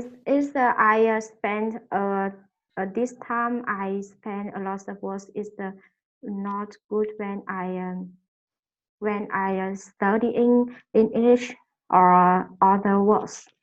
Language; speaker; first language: English; non-native, learner; Vietnamese